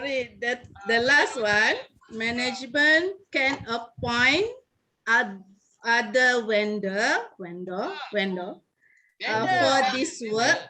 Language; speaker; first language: English; non-native, learner; Malay